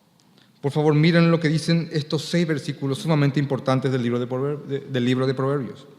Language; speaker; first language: Spanish; native; Spanish